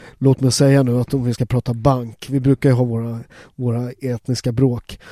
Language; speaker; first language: Swedish; native; Swedish